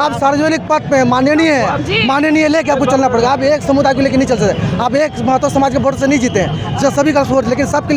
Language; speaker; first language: Hindi; native; Hindi